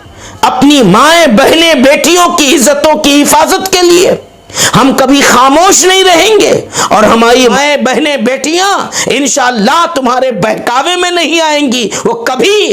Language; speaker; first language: Urdu; native; Urdu